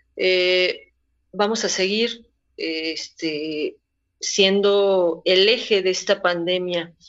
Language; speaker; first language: Spanish; native; Spanish